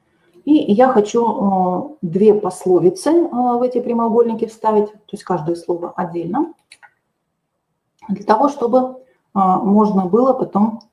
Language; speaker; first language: Russian; native; Russian